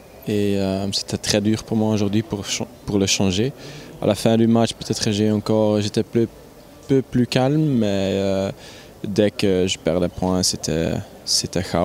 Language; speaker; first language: French; non-native, local second language; Dutch